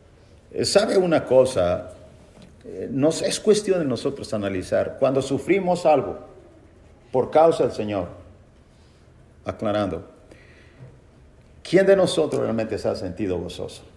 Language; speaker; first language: Spanish; native; Spanish